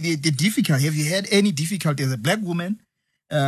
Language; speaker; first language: English; non-native, local second language; Zulu